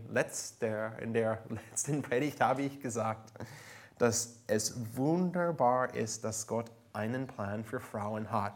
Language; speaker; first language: German; non-native, fluent; English